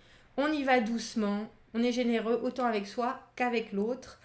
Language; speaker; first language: French; native; French